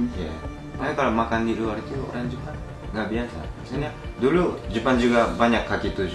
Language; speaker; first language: Indonesian; non-native, learner; Japanese